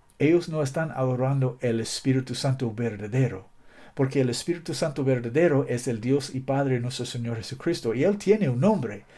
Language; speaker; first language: Spanish; non-native, fluent; English